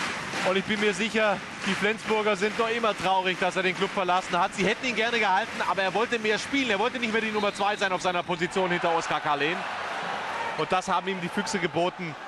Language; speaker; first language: German; native; German